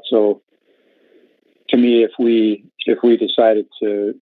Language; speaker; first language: English; native; English